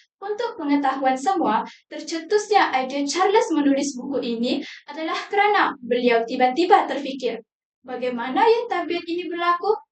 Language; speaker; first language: Malay; native; Malay